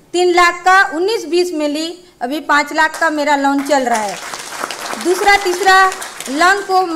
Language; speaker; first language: Hindi; native; Hindi